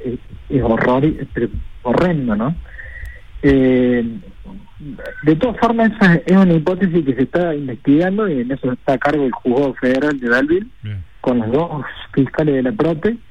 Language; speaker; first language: Spanish; native; Spanish